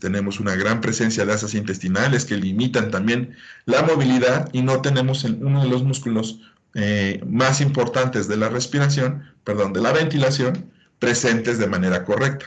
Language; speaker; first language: Spanish; native; Spanish